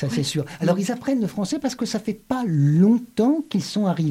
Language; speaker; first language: French; native; French